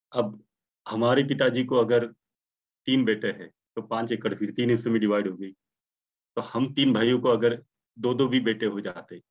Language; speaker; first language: Hindi; non-native, local second language; Marathi